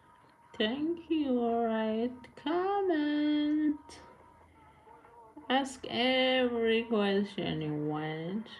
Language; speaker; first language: English; non-native, learner; Persian